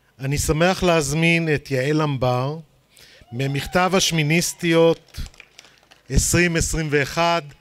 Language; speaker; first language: Hebrew; native; Hebrew